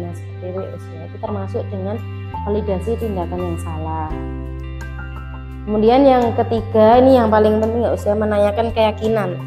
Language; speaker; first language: Indonesian; native; Indonesian